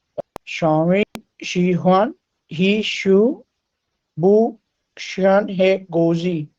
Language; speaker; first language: Chinese; non-native, learner; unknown